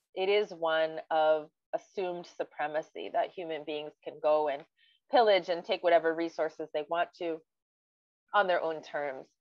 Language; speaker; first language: English; native; English